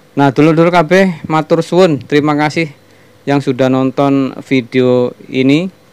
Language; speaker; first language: Indonesian; non-native, local second language; Javanese